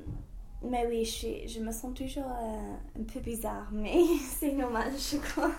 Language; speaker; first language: French; non-native, fluent; English